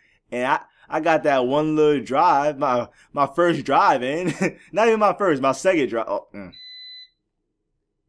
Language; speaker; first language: English; native; English